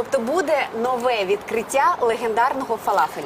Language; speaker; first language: Ukrainian; native; Ukrainian